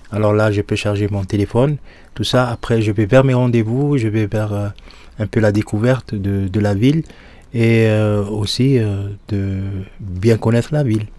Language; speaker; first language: French; non-native, local second language; Arabic